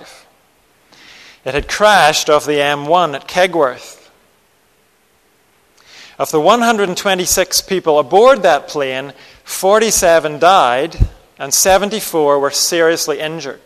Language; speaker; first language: English; native; English